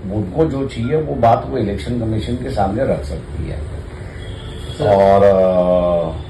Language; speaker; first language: Hindi; non-native, local second language; Marathi